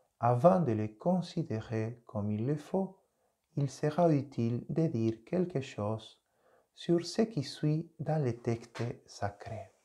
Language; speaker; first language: French; non-native, fluent; Spanish